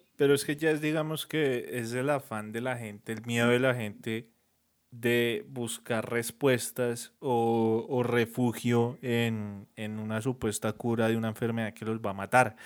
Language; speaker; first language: Spanish; native; Spanish